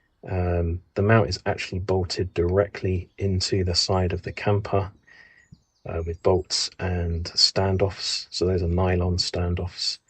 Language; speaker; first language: English; native; English